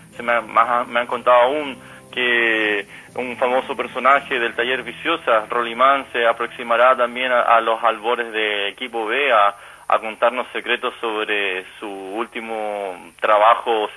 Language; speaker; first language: Spanish; native; Spanish